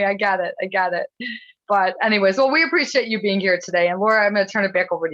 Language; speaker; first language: English; native; English